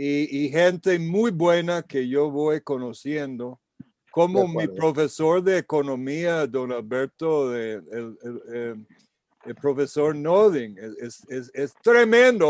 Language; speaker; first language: Spanish; non-native, fluent; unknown